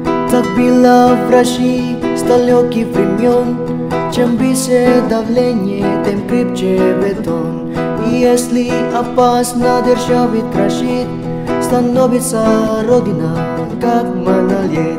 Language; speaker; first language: Russian; non-native, learner; Indonesian